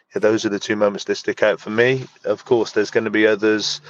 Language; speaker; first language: English; native; English